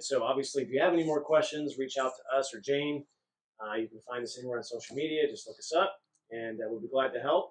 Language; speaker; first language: English; native; English